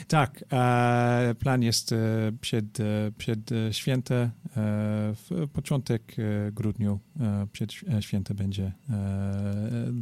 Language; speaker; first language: Polish; non-native, learner; English